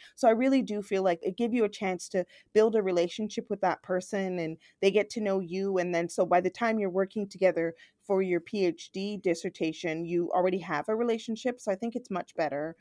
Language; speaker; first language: English; native; English